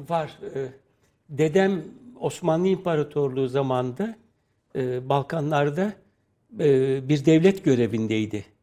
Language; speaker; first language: Turkish; native; Turkish